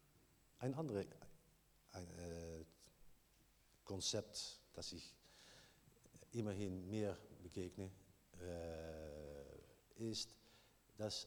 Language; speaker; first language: German; non-native, learner; Dutch